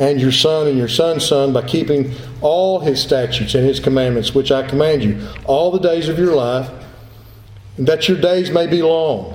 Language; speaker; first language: English; native; English